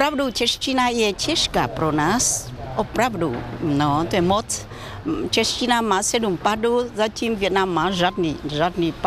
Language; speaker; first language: Czech; non-native, fluent; Vietnamese